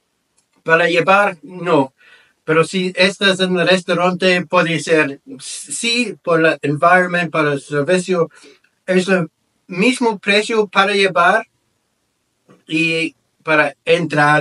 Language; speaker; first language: Spanish; non-native, learner; English